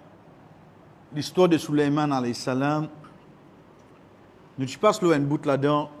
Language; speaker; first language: French; non-native, local second language; Morisyen